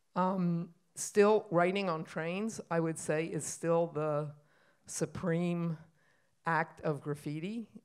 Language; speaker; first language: English; native; English